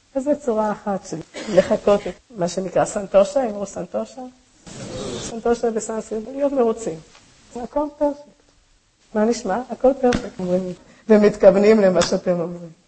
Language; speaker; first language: Hebrew; native; Hebrew